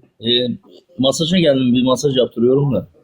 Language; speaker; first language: Turkish; native; Turkish